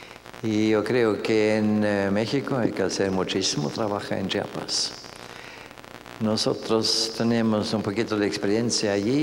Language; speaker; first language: Spanish; non-native, fluent; Norwegian